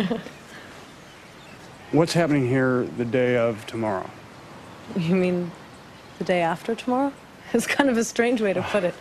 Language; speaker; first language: English; native; English